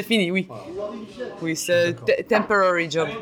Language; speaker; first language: French; non-native, learner; Hebrew